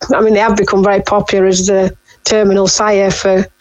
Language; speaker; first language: English; native; English